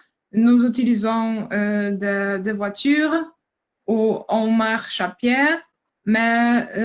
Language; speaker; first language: French; non-native, learner; Polish